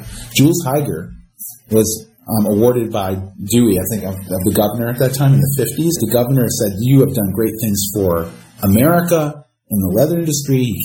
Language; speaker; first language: English; native; English